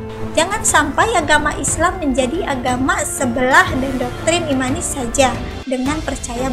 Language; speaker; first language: Indonesian; native; Indonesian